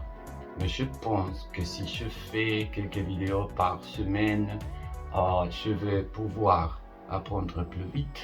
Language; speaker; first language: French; non-native, learner; Spanish